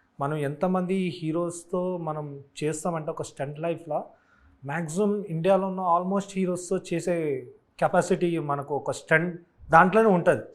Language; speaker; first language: Telugu; non-native, fluent; Manipuri